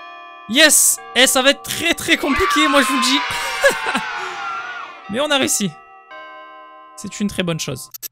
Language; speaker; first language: French; native; French